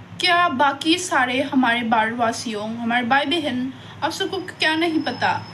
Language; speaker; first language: Hindi; non-native, local second language; Manipuri